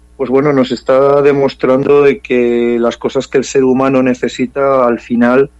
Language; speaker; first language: Spanish; early bilingual, heritage; English